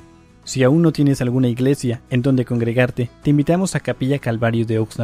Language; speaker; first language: Spanish; native; Spanish